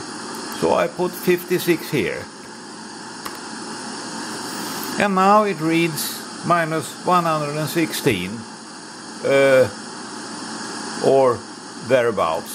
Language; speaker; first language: English; non-native, fluent; Swedish